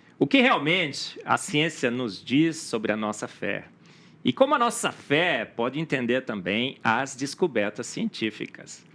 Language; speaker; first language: Portuguese; native; Portuguese